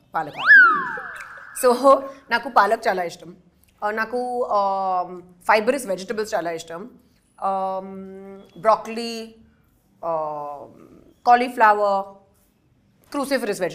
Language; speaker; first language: Telugu; non-native, local second language; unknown